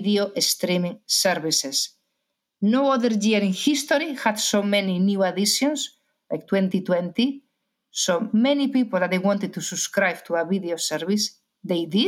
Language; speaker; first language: English; non-native, fluent; Spanish